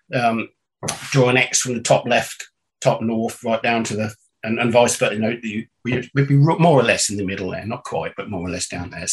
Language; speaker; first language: English; native; English